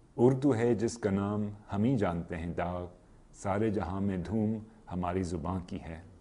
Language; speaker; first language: Urdu; non-native, fluent; English